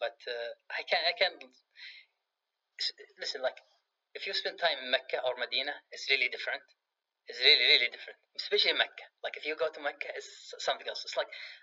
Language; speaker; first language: English; non-native, fluent; Arabic